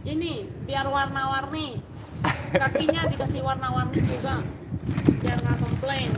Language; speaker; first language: Indonesian; non-native, fluent; Spanish